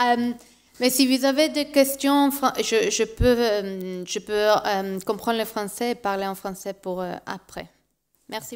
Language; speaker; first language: French; non-native, learner; Spanish